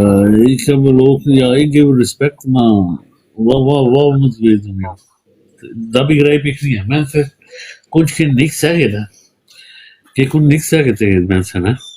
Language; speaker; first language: Dutch; non-native, fluent; Punjabi